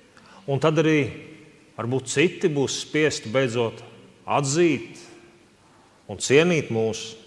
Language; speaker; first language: Latvian; native; Latvian